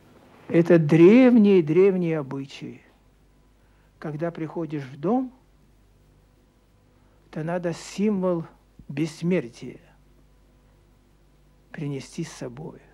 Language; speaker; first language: Russian; native; Russian